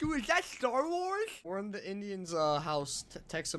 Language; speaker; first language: English; native; English